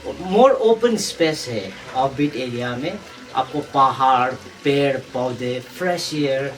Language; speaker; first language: Hindi; non-native, local second language; Nepali